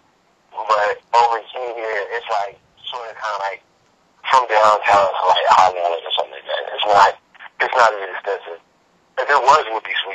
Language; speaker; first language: English; native; English